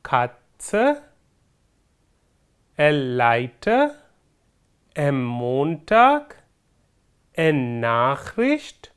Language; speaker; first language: German; non-native, fluent; Hindi